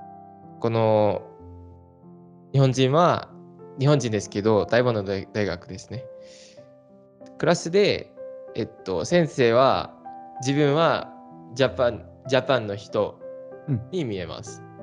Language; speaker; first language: Japanese; non-native, learner; Indonesian